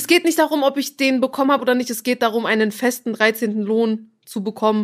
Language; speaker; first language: German; native; German